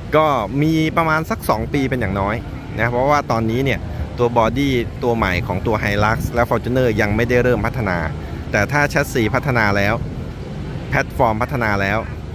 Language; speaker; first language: Thai; native; Thai